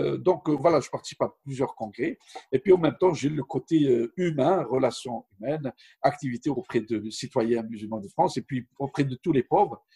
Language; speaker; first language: French; non-native, local second language; Arabic